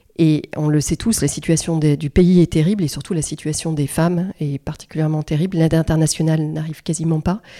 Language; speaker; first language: French; native; French